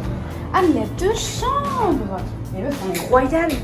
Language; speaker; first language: French; native; French